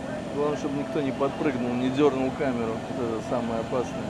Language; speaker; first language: Russian; native; Russian